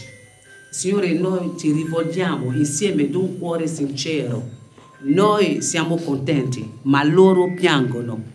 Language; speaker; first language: Italian; non-native, fluent; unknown